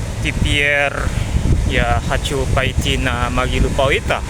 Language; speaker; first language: Russian; non-native, learner; Indonesian